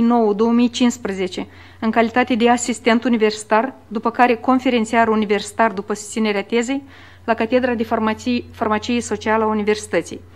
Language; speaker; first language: Romanian; native; Romanian